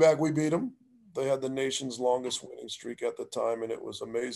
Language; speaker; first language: English; native; English